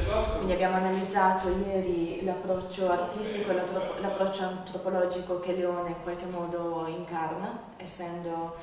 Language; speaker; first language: Italian; native; Italian